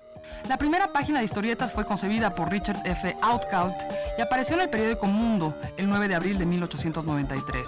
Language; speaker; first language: Spanish; native; Spanish